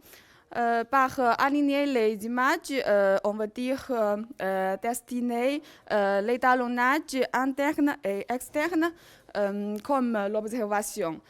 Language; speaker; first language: French; non-native, learner; Chinese